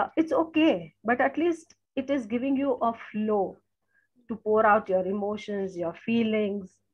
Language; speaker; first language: English; non-native, local second language; Gujarati